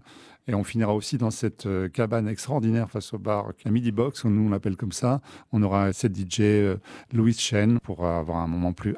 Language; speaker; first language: French; native; French